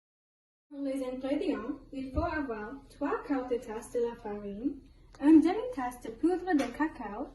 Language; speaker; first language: French; non-native, learner; English